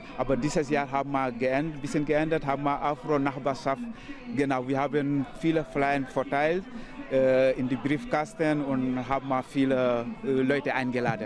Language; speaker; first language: German; non-native, learner; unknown